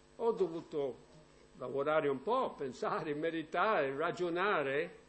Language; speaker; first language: Italian; non-native, fluent; English